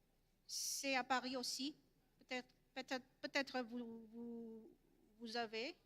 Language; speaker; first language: French; non-native, fluent; Indonesian